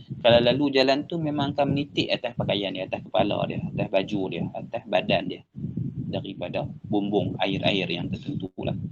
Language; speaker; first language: Malay; native; Malay